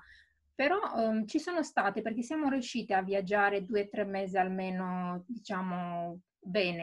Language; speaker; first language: Italian; non-native, fluent; Romanian